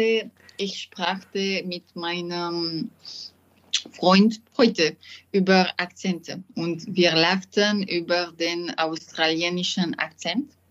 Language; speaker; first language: German; non-native, learner; French